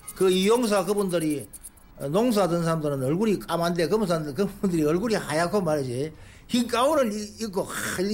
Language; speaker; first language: Korean; native; Korean